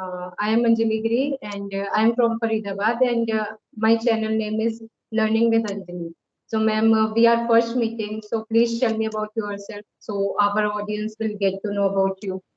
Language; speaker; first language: English; non-native, local second language; Hindi